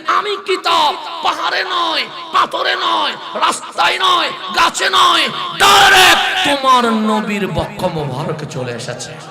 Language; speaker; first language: Bangla; non-native, local second language; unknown